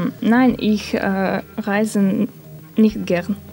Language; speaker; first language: German; non-native, learner; Russian